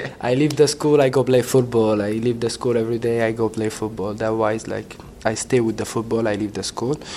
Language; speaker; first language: English; non-native, learner; Arabic